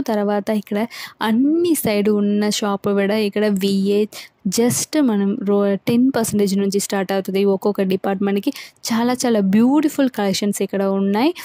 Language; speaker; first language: Telugu; non-native, local second language; Tamil